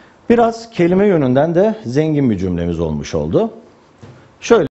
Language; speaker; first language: Turkish; native; Turkish